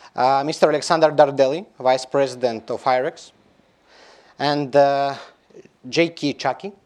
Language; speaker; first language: English; non-native, fluent; Belarusian